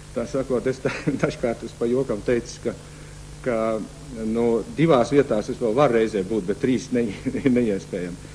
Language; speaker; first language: Latvian; early bilingual, heritage; Latvian